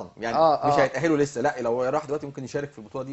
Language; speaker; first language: Arabic; native; Arabic